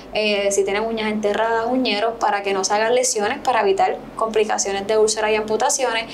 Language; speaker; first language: Spanish; native; Spanish